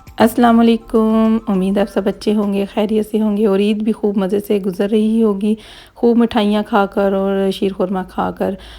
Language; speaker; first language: Urdu; native; Urdu